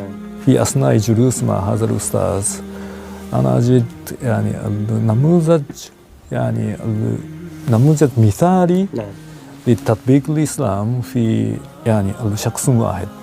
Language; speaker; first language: Arabic; non-native, learner; Japanese